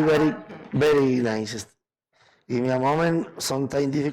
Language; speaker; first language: English; non-native, learner; Spanish